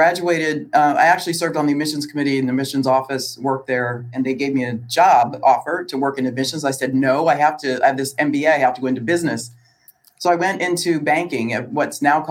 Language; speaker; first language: English; native; English